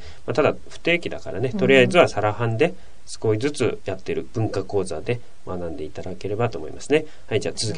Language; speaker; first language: Japanese; native; Japanese